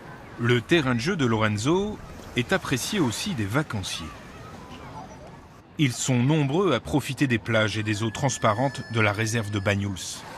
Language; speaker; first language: French; native; French